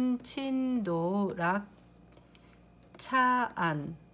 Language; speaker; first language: Korean; native; Korean